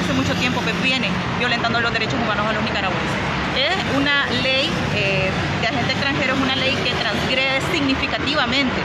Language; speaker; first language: Spanish; native; Spanish